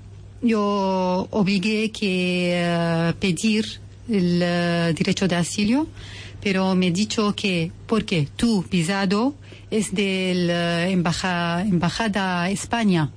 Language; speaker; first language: Spanish; non-native, learner; Arabic